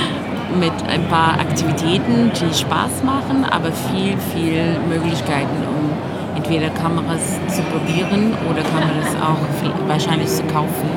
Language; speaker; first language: German; non-native, fluent; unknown